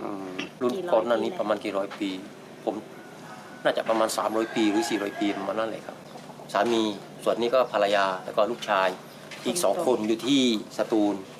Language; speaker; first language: Thai; non-native, local second language; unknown